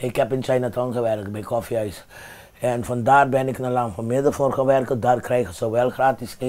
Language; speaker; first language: Dutch; non-native, fluent; Papiamento